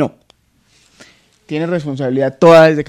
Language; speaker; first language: Spanish; native; Spanish